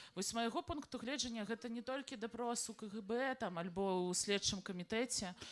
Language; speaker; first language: Belarusian; native; Belarusian